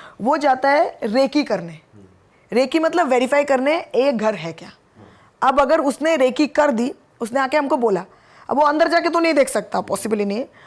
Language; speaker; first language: Hindi; non-native, local second language; Bangla